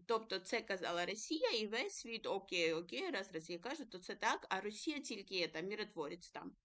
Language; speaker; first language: Ukrainian; early bilingual, other home language; Georgian